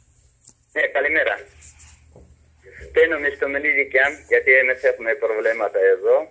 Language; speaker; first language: Greek; non-native, learner; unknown